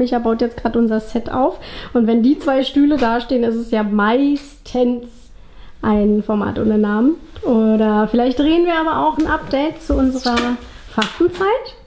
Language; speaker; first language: German; native; German